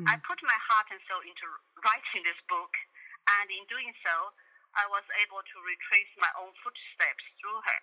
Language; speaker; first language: English; non-native, fluent; Chinese